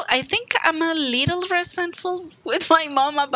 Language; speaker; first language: English; non-native, fluent; Spanish